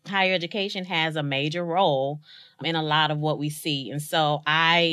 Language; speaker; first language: English; native; English